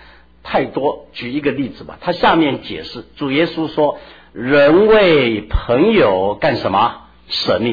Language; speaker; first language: Chinese; native; Chinese